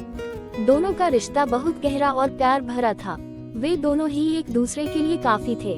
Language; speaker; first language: Hindi; native; Hindi